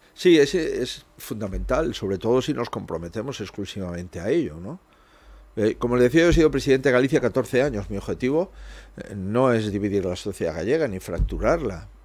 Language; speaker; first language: Spanish; native; Spanish